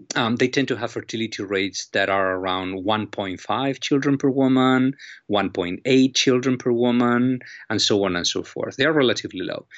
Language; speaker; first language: English; non-native, fluent; Spanish